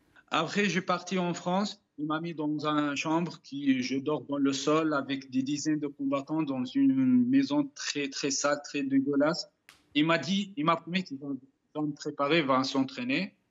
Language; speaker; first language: French; non-native, fluent; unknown